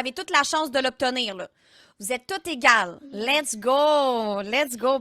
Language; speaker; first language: French; native; French